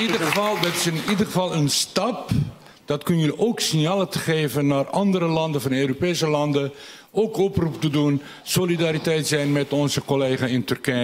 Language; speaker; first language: Dutch; non-native, local second language; Turkish